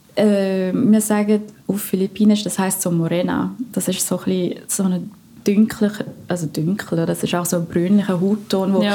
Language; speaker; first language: German; non-native, fluent; Filipino